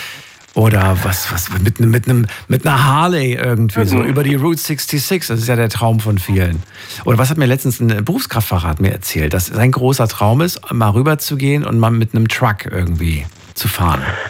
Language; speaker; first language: German; native; German